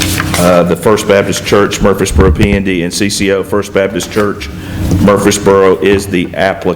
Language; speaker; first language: English; native; English